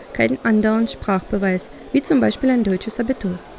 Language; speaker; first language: German; native; German